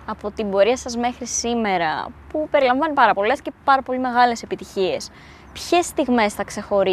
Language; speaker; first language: Greek; native; Greek